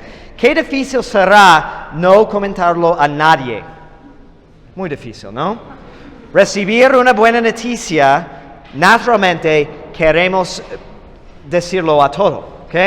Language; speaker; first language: Spanish; non-native, fluent; English